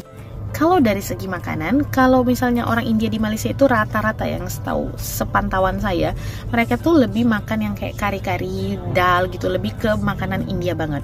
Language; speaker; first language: Indonesian; non-native, local second language; Tamil